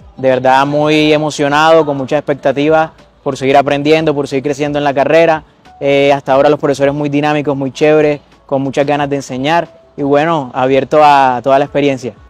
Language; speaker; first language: Spanish; native; Spanish